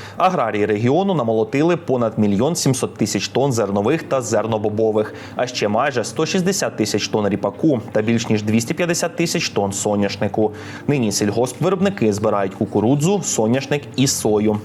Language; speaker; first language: Ukrainian; native; Ukrainian